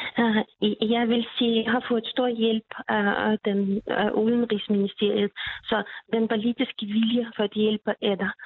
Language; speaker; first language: Danish; non-native, fluent; Russian